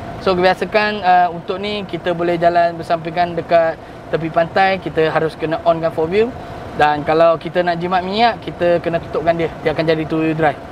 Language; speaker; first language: Malay; non-native, local second language; Chinese